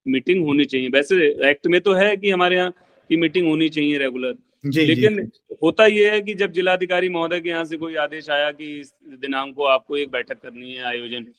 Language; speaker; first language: Hindi; native; Hindi